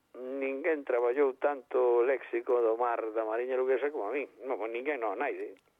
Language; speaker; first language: Galician; native; Galician